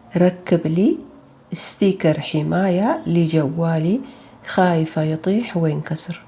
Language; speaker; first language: Arabic; non-native, fluent; Amharic